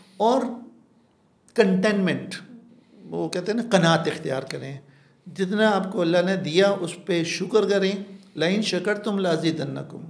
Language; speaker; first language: Urdu; non-native, local second language; Pashto